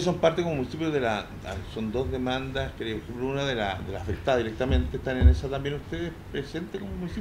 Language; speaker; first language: Spanish; native; Spanish